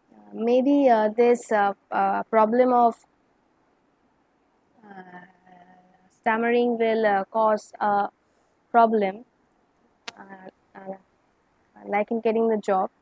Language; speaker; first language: English; non-native, local second language; Bangla